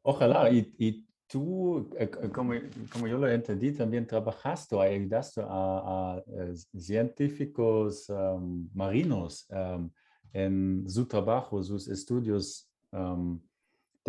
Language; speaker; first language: Spanish; non-native, fluent; German